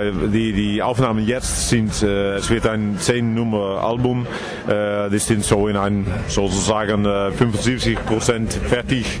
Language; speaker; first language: German; non-native, fluent; Dutch